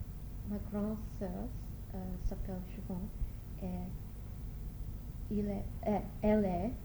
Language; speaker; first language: French; non-native, learner; English